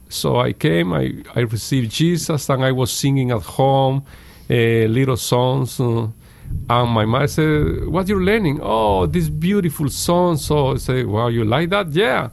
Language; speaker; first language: English; non-native, fluent; Spanish